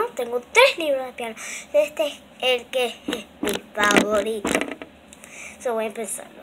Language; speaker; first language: Spanish; early bilingual, heritage; Spanish